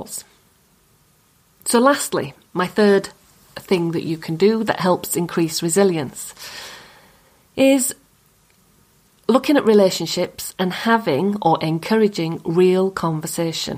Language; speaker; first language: English; native; English